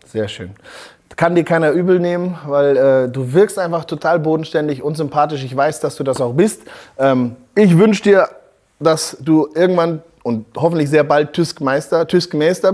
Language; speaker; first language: German; native; German